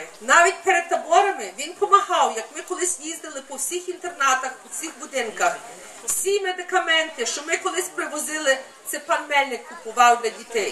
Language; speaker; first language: Ukrainian; early bilingual, heritage; Ukrainian